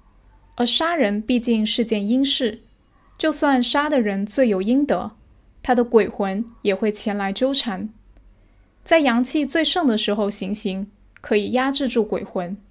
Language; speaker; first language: Chinese; native; Chinese